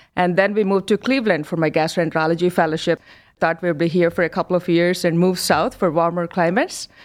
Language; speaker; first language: English; non-native, local second language; Telugu